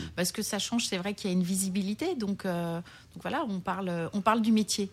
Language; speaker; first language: French; native; French